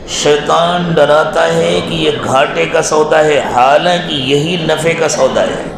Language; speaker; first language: Urdu; native; Urdu